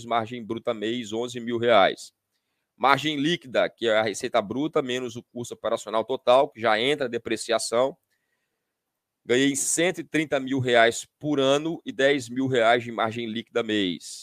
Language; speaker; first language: Portuguese; native; Portuguese